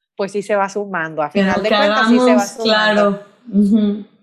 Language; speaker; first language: Spanish; native; Spanish